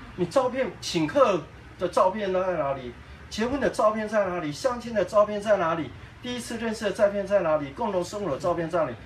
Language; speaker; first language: Chinese; native; Chinese